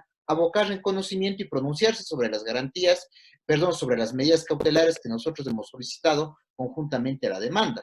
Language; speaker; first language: Spanish; native; Spanish